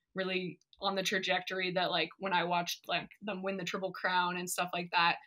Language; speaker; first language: English; native; English